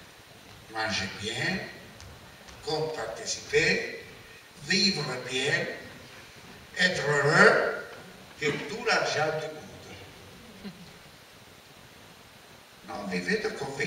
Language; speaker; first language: French; non-native, learner; Italian